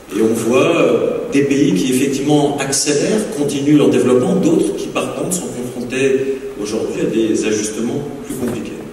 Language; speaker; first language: French; native; French